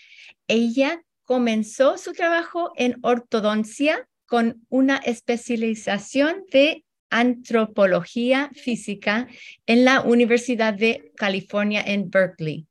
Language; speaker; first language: Spanish; early bilingual, heritage; Spanish